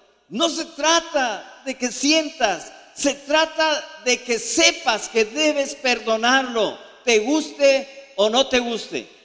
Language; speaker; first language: Spanish; native; Spanish